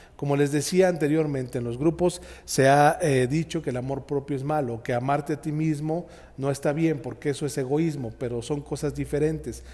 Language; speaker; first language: Spanish; native; Spanish